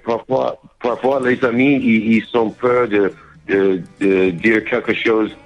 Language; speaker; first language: French; non-native, learner; English